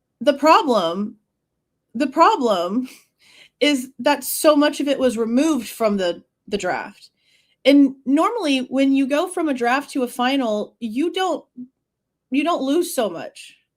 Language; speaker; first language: English; native; English